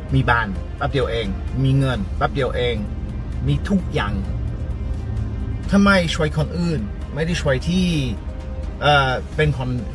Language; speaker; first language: Thai; non-native, learner; English